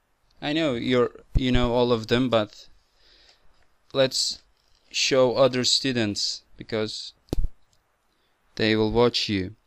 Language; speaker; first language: English; non-native, fluent; Turkish